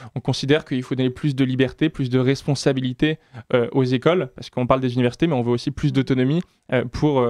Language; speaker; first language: French; native; French